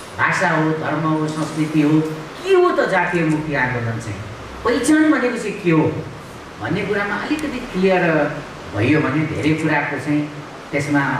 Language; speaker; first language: Nepali; non-native, local second language; Limbu